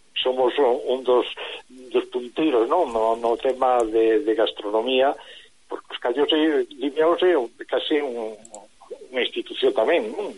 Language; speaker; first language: Galician; native; Galician